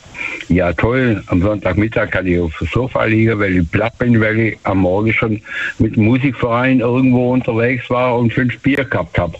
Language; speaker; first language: German; native; German